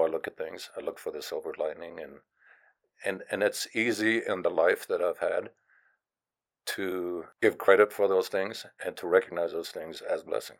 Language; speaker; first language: English; non-native, fluent; German